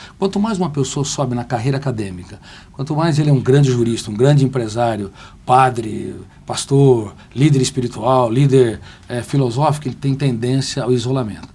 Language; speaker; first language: Portuguese; native; Portuguese